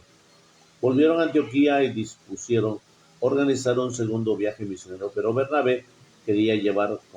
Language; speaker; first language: Spanish; native; Spanish